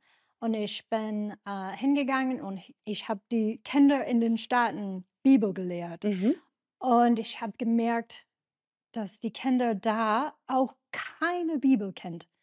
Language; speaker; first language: German; non-native, learner; English